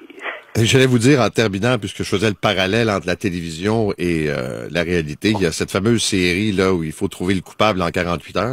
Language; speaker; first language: French; native; French